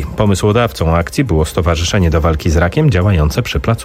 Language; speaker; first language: Polish; native; Polish